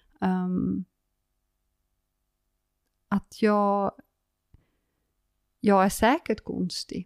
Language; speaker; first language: Swedish; non-native, fluent; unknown